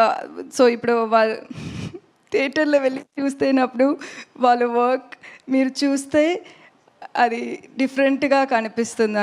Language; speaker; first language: Telugu; non-native, learner; Tamil